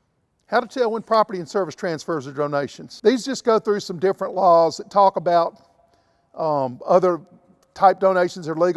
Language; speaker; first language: English; native; English